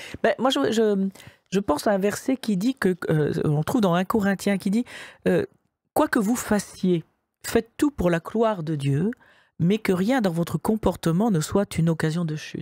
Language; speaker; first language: French; native; French